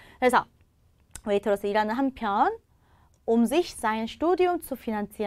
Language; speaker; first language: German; non-native, fluent; Korean